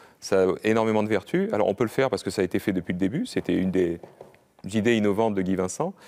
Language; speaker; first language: French; native; French